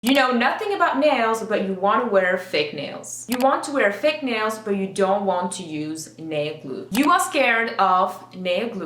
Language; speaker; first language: English; non-native, fluent; French